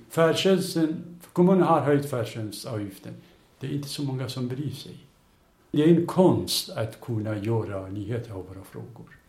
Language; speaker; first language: Swedish; non-native, fluent; Kurdish